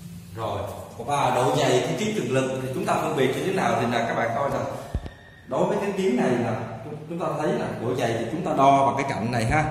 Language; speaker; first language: Vietnamese; native; Vietnamese